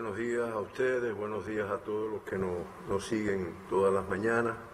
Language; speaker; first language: Spanish; native; Spanish